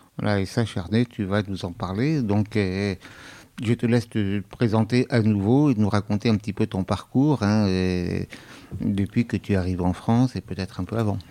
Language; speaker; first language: French; native; French